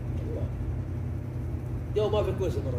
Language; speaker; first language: Arabic; non-native, learner; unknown